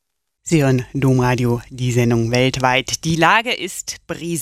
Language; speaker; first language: German; native; German